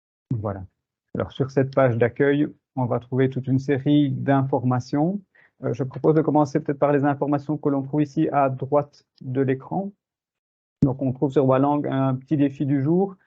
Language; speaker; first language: French; native; French